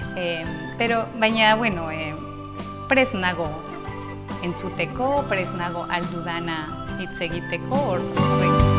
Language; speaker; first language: Basque; non-native, learner; Spanish